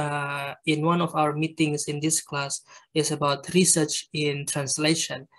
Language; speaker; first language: English; non-native, fluent; Indonesian